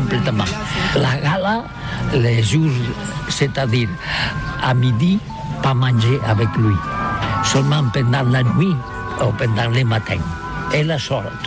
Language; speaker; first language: French; non-native, learner; Catalan